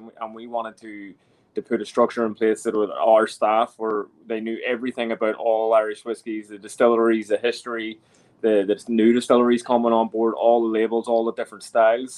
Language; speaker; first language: English; native; English